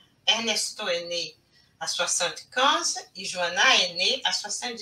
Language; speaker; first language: French; non-native, fluent; Portuguese